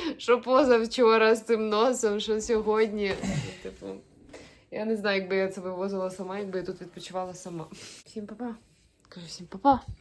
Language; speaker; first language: Ukrainian; native; Ukrainian